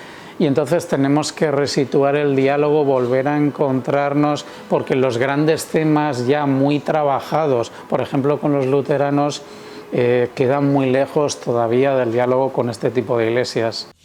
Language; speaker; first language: Spanish; native; Spanish